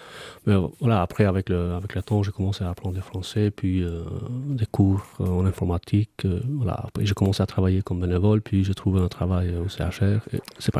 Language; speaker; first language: French; non-native, fluent; Albanian